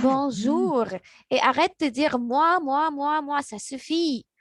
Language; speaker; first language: French; non-native, learner; Arabic